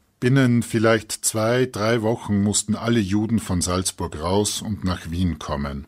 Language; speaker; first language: German; native; German